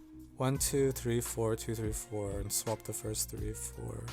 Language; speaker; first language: English; native; English